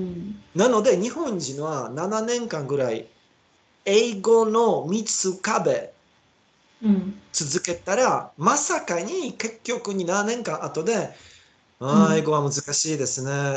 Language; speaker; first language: Japanese; non-native, learner; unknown